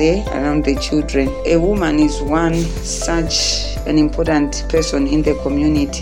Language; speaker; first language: English; non-native, local second language; Nyanja